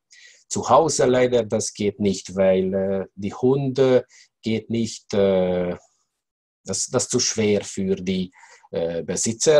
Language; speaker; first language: German; non-native, learner; Hungarian